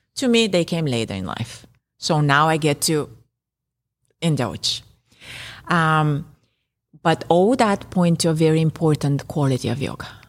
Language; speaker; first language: English; non-native, fluent; Bulgarian